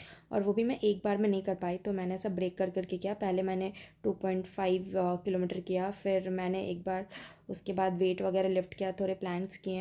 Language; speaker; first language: Hindi; native; Hindi